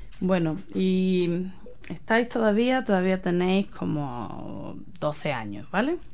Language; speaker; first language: Spanish; native; Spanish